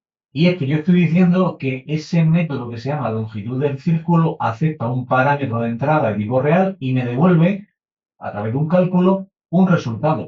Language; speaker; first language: Spanish; native; Spanish